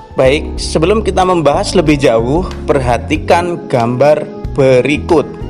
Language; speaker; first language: Indonesian; native; Indonesian